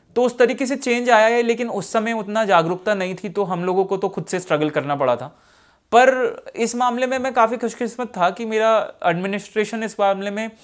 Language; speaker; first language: Hindi; native; Hindi